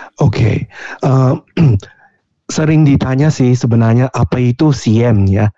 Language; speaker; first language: Indonesian; non-native, fluent; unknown